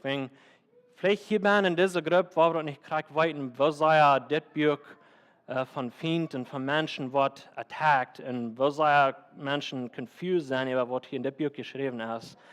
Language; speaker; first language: German; non-native, learner; Plautdietsch